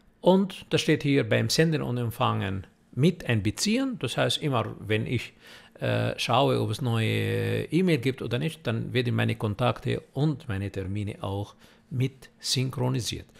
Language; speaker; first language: German; non-native, fluent; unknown